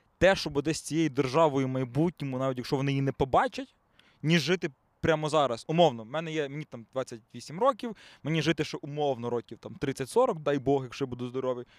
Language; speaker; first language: Ukrainian; native; Ukrainian